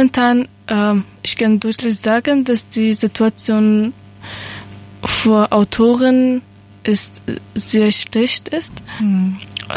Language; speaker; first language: German; non-native, learner; Persian